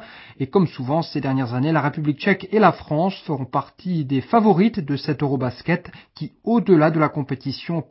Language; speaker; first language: French; native; French